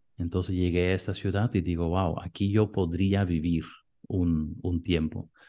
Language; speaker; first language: Spanish; non-native, fluent; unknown